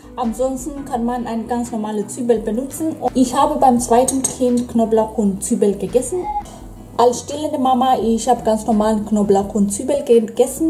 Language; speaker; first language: German; non-native, fluent; Swahili